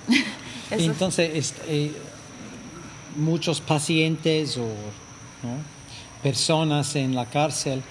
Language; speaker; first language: Spanish; non-native, fluent; English